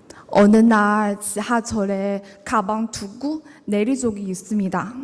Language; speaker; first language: Korean; non-native, learner; Chinese